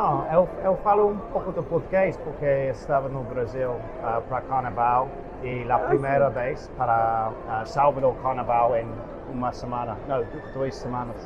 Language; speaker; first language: Portuguese; non-native, learner; English